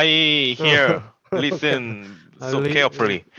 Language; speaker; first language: English; non-native, learner; Korean